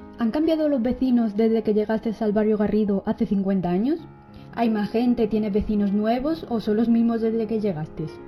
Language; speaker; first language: Spanish; native; Spanish